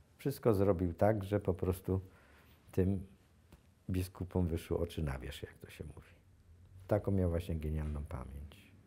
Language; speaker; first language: Polish; native; Polish